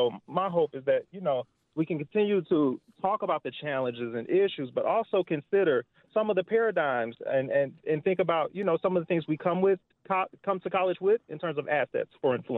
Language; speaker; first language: English; native; English